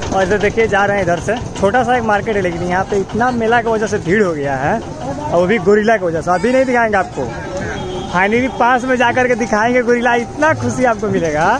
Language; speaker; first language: Hindi; non-native, local second language; Bhojpuri